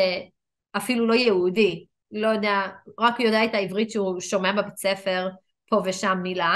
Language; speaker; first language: Hebrew; non-native, fluent; English